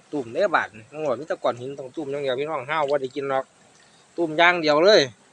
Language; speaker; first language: Thai; native; Thai